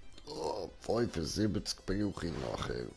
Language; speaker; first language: German; native; German